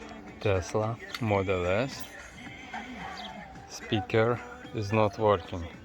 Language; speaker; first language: English; non-native, learner; Lithuanian